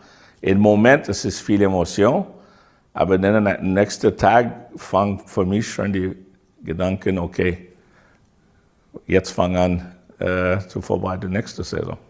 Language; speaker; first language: German; non-native, fluent; English